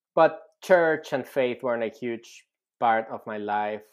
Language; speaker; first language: English; non-native, fluent; Spanish